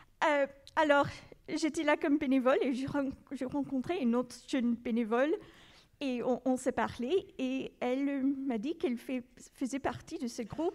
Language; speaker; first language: French; non-native, local second language; English